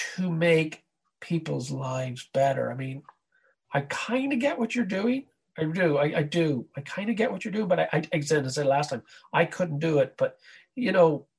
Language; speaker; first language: English; native; English